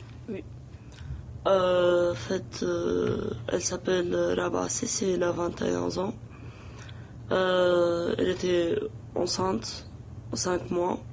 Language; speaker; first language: French; non-native, local second language; Arabic